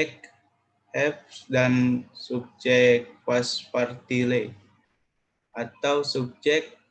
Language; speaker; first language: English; non-native, learner; Indonesian